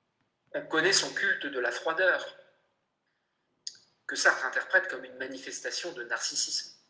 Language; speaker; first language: French; native; French